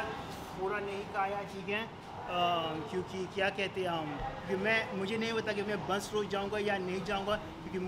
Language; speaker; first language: Hindi; non-native, learner; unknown